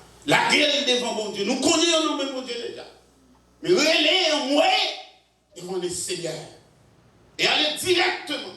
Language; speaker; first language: French; non-native, local second language; Haitian Creole